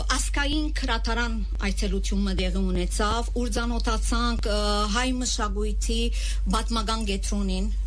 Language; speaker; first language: Armenian; native; Armenian